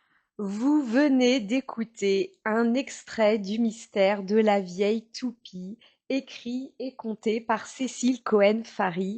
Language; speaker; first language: French; native; French